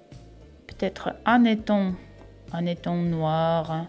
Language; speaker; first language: French; non-native, fluent; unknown